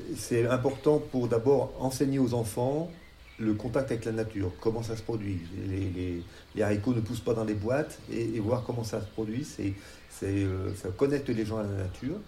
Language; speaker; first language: French; native; French